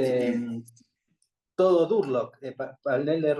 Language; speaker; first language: Spanish; native; Spanish